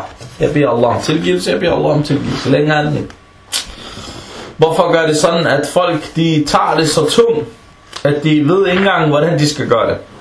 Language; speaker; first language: Danish; early bilingual, other home language; Arabic